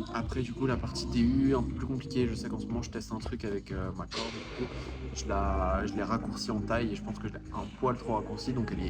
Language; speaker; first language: French; native; French